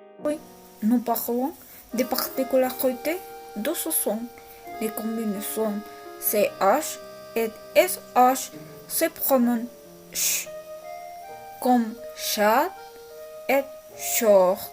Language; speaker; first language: French; non-native, learner; Spanish